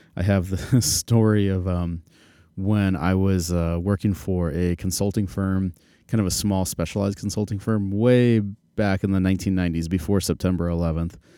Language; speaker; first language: English; native; English